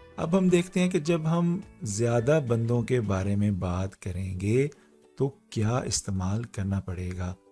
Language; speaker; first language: Urdu; non-native, local second language; Punjabi